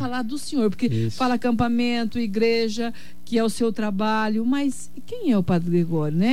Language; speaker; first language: Portuguese; native; Portuguese